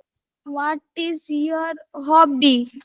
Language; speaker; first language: English; non-native, learner; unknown